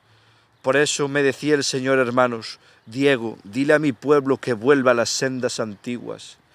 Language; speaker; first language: Spanish; native; Spanish